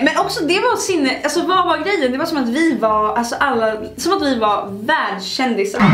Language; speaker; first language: Swedish; native; Swedish